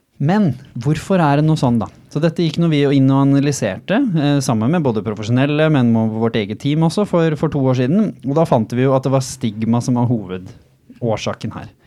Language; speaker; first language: Norwegian; native; Norwegian